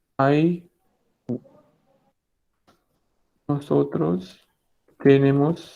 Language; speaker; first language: Spanish; non-native, fluent; Hindi